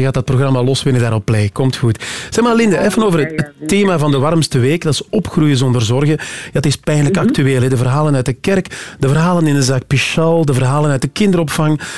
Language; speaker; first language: Dutch; native; Dutch